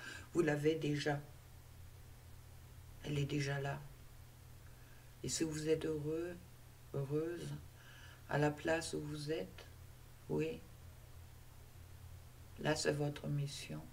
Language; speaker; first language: French; non-native, fluent; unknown